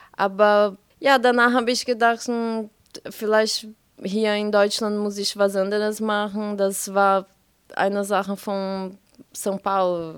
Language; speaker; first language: German; non-native, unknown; Portuguese